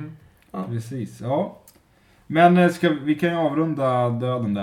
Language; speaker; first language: Swedish; native; Swedish